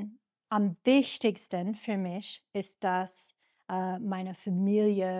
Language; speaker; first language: German; non-native, learner; English